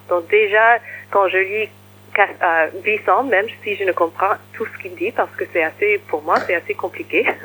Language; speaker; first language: French; early bilingual, other home language; English